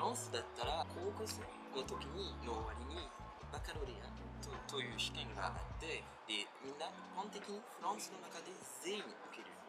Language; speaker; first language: Japanese; non-native, learner; French